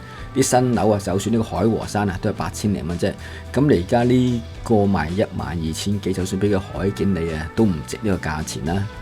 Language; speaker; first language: Cantonese; native; Cantonese